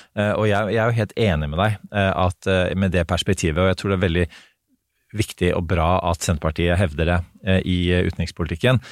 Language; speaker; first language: Norwegian; native; Norwegian